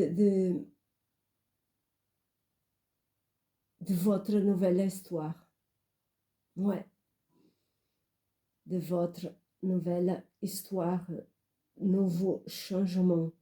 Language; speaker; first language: French; non-native, fluent; Portuguese